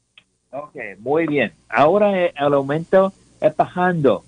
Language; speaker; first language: Spanish; non-native, learner; English